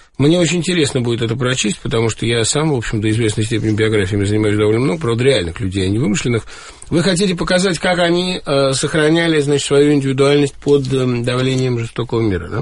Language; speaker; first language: Russian; native; Russian